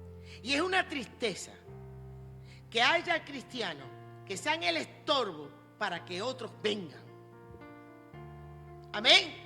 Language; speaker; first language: Spanish; native; Spanish